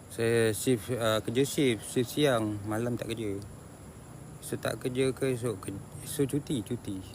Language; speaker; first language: Malay; native; Malay